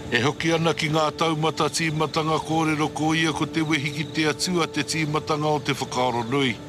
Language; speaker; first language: Māori; native; Māori